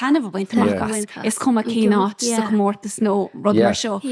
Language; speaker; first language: Irish; non-native, local second language; English